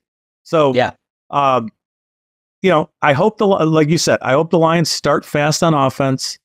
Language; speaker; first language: English; native; English